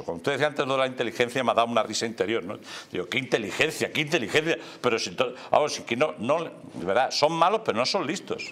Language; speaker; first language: Spanish; native; Spanish